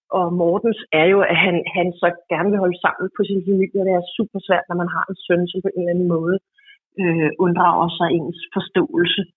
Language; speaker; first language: Danish; native; Danish